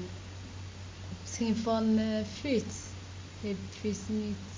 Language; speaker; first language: Dutch; non-native, learner; Arabic